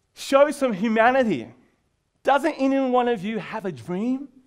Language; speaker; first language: English; native; English